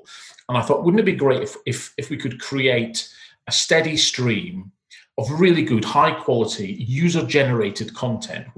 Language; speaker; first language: English; native; English